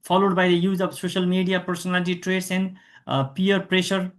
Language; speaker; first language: English; non-native, local second language; Nepali